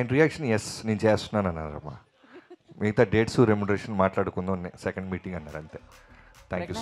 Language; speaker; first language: Telugu; native; Telugu